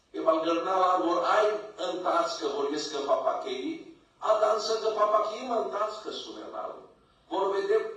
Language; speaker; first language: Armenian; early bilingual, heritage; Armenian